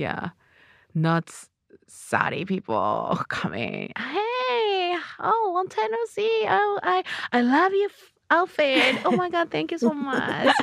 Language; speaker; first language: English; non-native, learner; Japanese